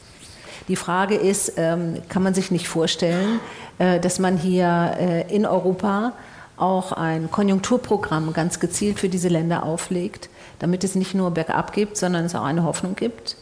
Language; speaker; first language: German; native; German